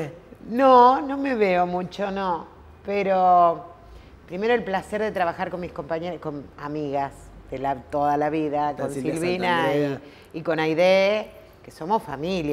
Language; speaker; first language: Spanish; native; Spanish